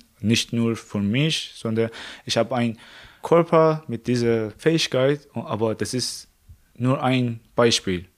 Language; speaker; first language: German; non-native, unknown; Persian